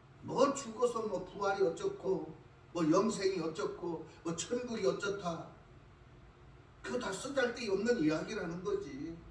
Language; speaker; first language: Korean; native; Korean